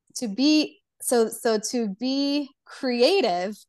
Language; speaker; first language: English; early bilingual, other home language; Polish